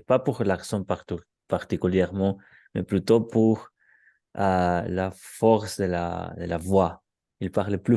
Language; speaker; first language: French; non-native, learner; Spanish